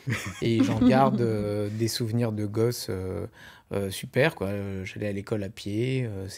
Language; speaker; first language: French; native; French